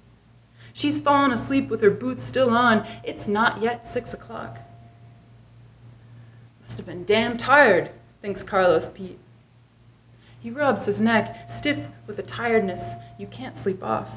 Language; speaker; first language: English; native; English